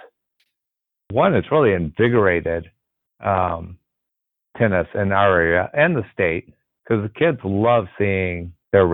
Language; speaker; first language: English; native; English